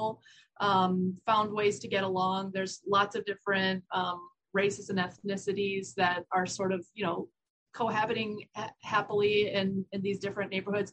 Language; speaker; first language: English; native; English